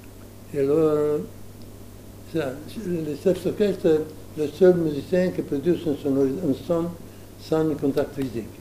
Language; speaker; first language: French; non-native, learner; Italian